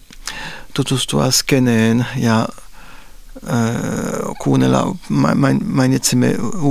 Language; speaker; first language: Finnish; non-native, fluent; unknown